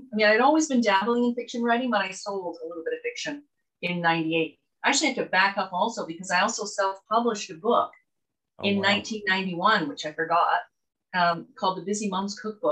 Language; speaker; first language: English; native; English